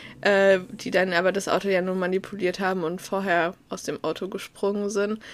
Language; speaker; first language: German; native; German